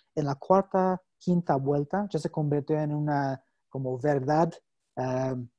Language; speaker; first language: Spanish; non-native, fluent; English